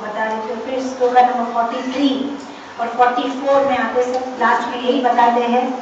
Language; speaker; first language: Hindi; non-native, local second language; Telugu